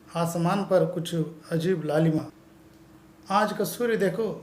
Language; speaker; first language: Hindi; non-native, local second language; Telugu